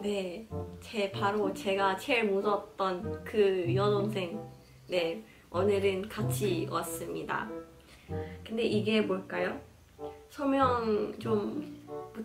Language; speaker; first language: Korean; non-native, learner; Malay